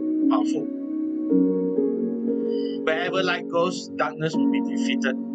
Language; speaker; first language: English; native; English